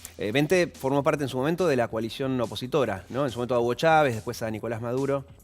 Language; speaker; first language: Spanish; native; Spanish